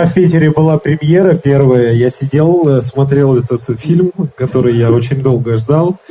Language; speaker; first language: Russian; native; Russian